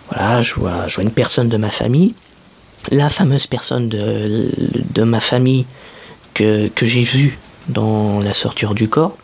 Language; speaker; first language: French; native; French